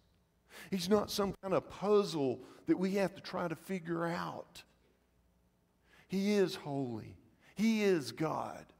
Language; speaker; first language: English; native; English